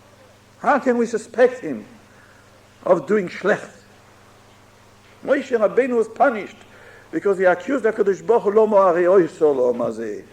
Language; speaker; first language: English; non-native, fluent; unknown